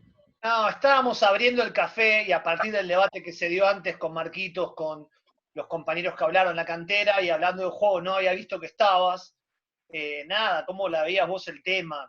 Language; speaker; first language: Spanish; native; Spanish